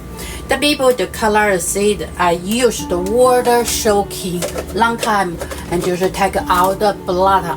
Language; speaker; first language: English; non-native, learner; Chinese